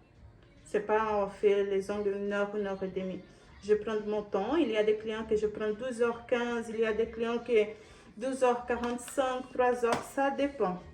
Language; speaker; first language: French; non-native, learner; Portuguese